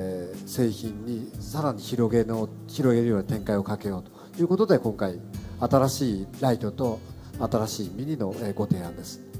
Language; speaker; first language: Japanese; native; Japanese